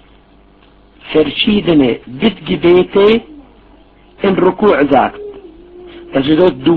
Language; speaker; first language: German; non-native, fluent; Arabic